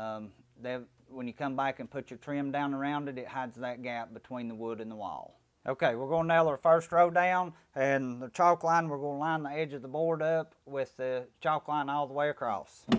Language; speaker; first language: English; native; English